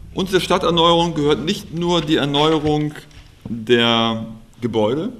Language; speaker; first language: German; native; German